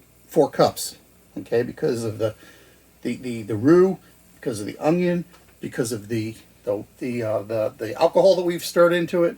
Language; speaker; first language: English; native; English